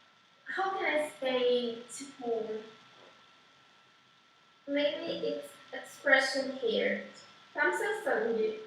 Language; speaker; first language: English; non-native, learner; Portuguese